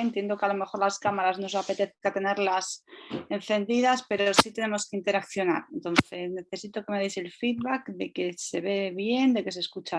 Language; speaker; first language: Spanish; native; Spanish